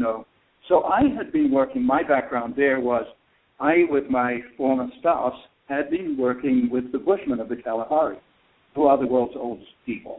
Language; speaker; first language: English; native; English